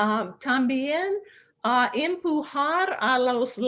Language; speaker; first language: Spanish; non-native, local second language; English